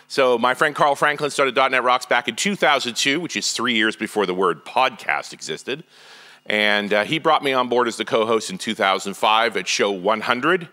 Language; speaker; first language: English; native; English